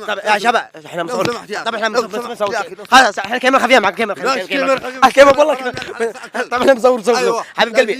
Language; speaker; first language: Arabic; native; Arabic